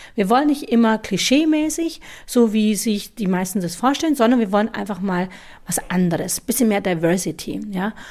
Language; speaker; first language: German; native; German